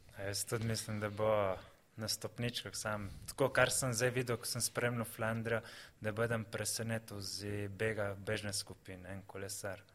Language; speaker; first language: Slovenian; native; Slovenian